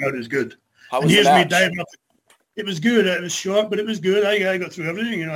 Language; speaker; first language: English; native; English